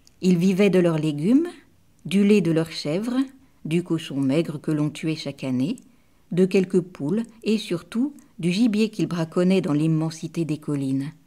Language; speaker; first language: French; native; French